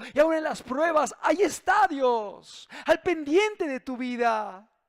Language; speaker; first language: Spanish; native; Spanish